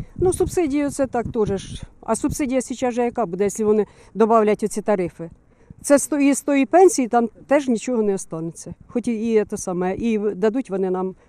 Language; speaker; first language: Ukrainian; native; Ukrainian